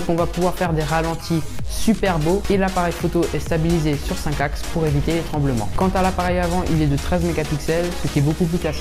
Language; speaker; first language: French; native; French